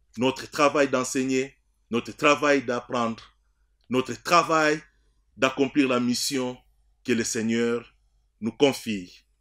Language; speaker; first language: French; non-native, local second language; Swahili